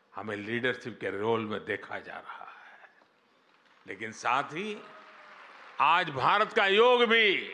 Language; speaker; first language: Hindi; non-native, local second language; Gujarati